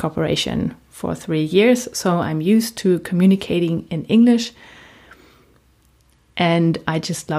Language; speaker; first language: English; non-native, fluent; German